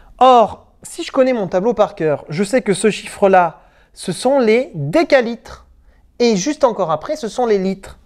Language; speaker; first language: French; native; French